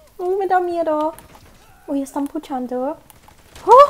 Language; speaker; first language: Spanish; non-native, learner; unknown